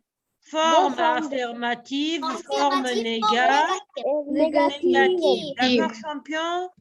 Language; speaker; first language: French; non-native, local second language; Arabic